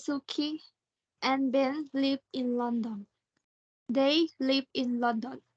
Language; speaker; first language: English; non-native, learner; Thai